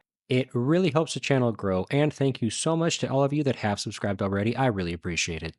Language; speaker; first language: English; native; English